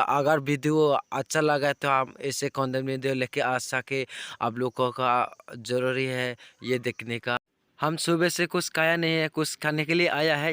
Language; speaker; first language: Hindi; non-native, local second language; Chakma